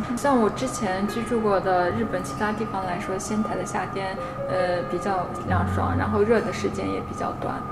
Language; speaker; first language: Chinese; non-native, local second language; Tibetan